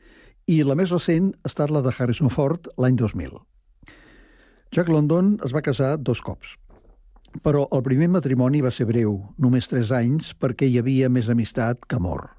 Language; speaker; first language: Catalan; native; Catalan